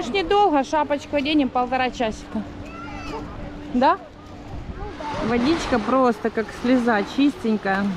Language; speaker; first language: Russian; native; Russian